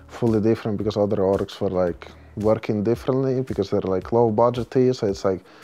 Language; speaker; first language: English; non-native, fluent; Russian